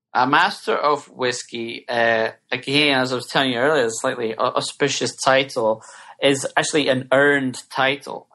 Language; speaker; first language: English; native; English